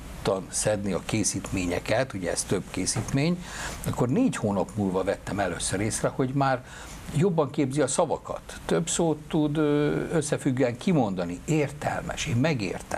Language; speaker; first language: Hungarian; native; Hungarian